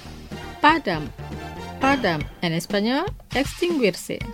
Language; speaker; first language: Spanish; non-native, fluent; Indonesian